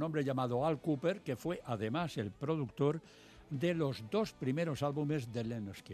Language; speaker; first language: Spanish; native; Spanish